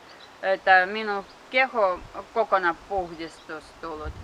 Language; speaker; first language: Finnish; non-native, learner; Russian